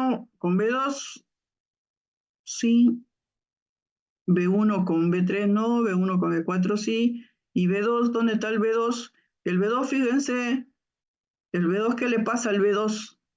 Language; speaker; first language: Spanish; native; Spanish